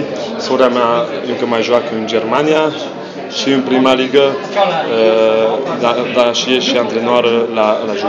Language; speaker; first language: Romanian; non-native, local second language; Hungarian